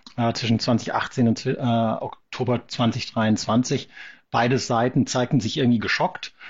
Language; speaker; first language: German; native; German